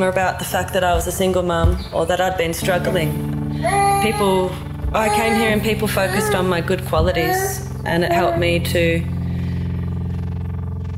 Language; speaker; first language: English; native; English